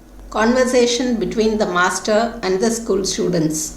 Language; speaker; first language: English; non-native, local second language; Tamil